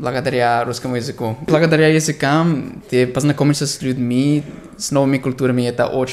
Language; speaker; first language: Russian; non-native, fluent; English